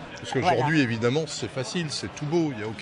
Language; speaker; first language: French; native; French